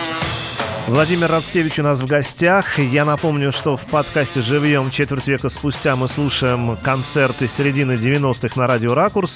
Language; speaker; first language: Russian; native; Russian